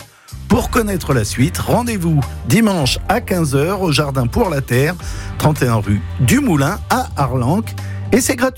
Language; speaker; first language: French; native; French